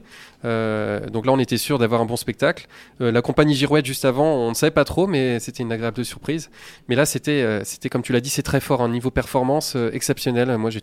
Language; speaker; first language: French; native; French